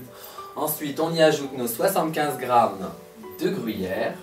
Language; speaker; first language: French; native; French